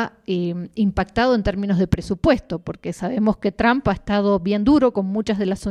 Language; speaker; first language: Spanish; native; Spanish